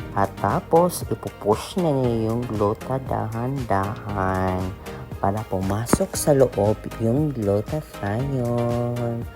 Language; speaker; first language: Filipino; non-native, local second language; Cebuano